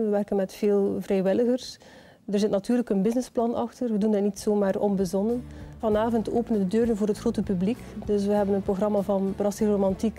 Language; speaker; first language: Dutch; native; Dutch